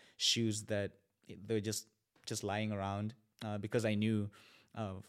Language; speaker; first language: English; non-native, local second language; Shona